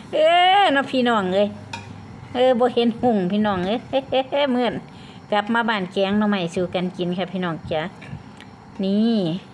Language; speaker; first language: Thai; native; Thai